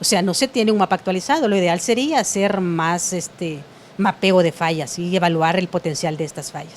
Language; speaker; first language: Spanish; native; Spanish